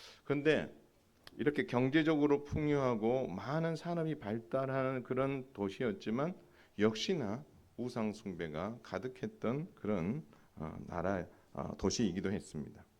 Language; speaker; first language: Korean; native; Korean